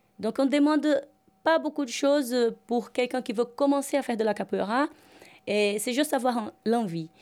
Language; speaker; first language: French; non-native, fluent; Portuguese